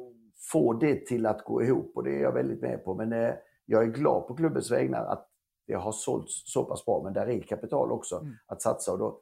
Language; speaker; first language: Swedish; native; Swedish